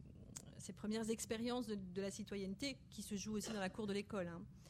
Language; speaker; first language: French; native; French